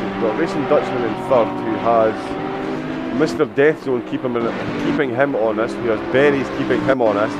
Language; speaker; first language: English; native; English